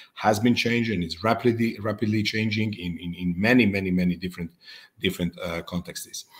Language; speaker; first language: English; non-native, fluent; Serbian